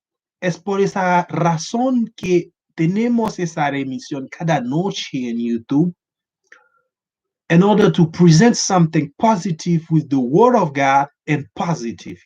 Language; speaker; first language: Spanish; non-native, learner; Haitian Creole